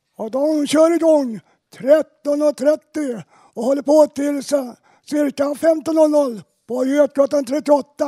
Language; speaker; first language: Swedish; native; Swedish